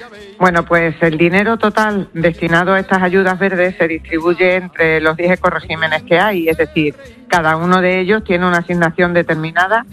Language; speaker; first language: Spanish; native; Spanish